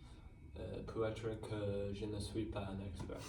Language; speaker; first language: French; non-native, learner; English